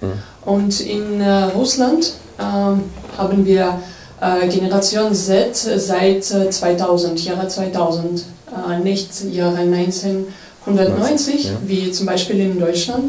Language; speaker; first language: German; non-native, fluent; Russian